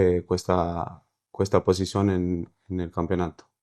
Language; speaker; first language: Italian; non-native, learner; Spanish